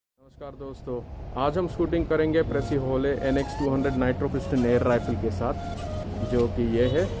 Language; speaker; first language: Hindi; non-native, local second language; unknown